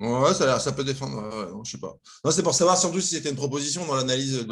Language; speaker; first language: French; native; French